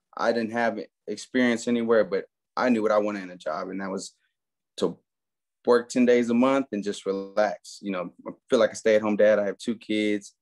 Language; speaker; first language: English; native; English